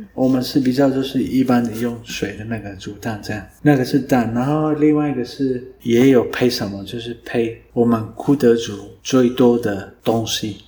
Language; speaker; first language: Chinese; non-native, learner; Kurdish